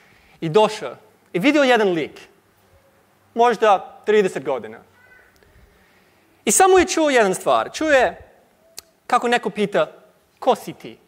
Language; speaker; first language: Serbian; non-native, learner; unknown